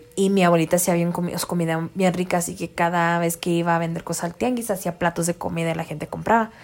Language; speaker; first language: Spanish; early bilingual, heritage; Spanish